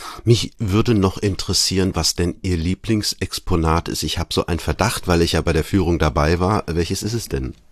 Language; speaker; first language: German; native; German